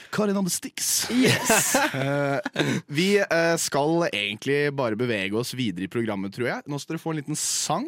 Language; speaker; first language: Norwegian; non-native, fluent; English